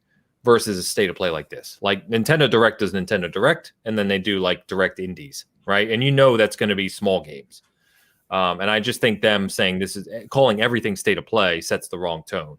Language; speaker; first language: English; native; English